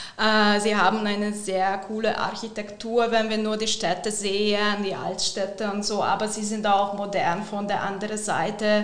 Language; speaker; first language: German; non-native, fluent; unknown